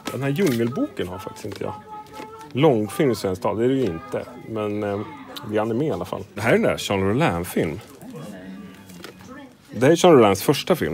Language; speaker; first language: Swedish; native; Swedish